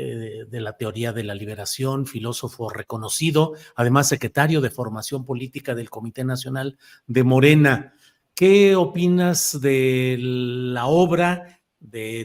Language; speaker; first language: Spanish; native; Spanish